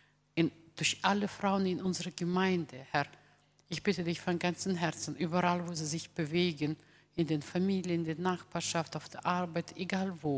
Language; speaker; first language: German; non-native, fluent; Russian